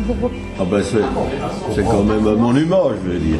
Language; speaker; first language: French; native; French